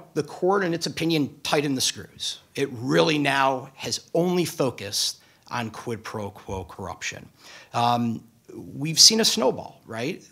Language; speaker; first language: English; native; English